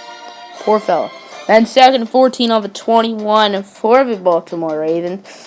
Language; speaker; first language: English; native; English